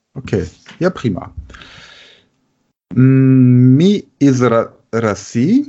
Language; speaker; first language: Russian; non-native, learner; German